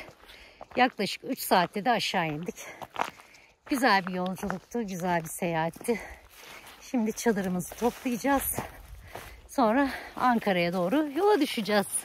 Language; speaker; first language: Turkish; native; Turkish